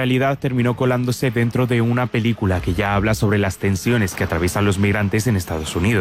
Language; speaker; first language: Spanish; native; Spanish